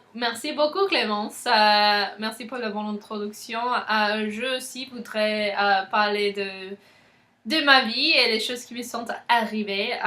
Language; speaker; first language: French; non-native, learner; English